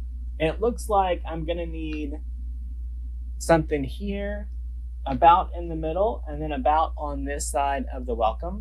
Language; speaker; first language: English; native; English